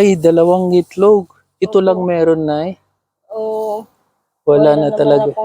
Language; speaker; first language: Filipino; non-native, learner; Urdu